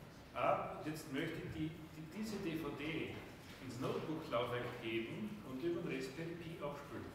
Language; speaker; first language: German; native; German